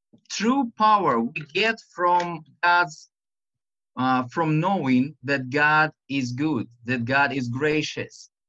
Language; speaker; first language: English; non-native, fluent; Russian